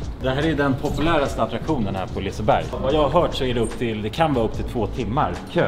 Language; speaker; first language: Swedish; native; Swedish